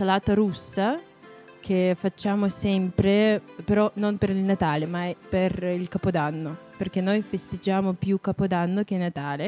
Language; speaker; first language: Italian; non-native, fluent; Russian